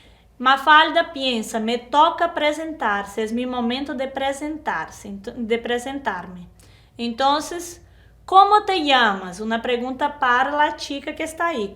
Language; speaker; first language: Spanish; non-native, fluent; Portuguese